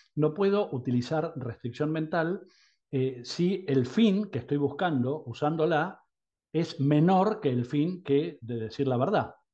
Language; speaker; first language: Spanish; native; Spanish